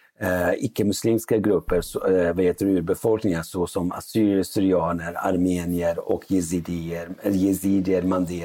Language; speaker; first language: Swedish; early bilingual, other home language; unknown